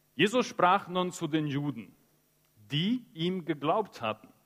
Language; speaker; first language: German; early bilingual, heritage; Spanish